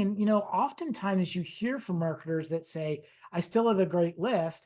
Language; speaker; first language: English; native; English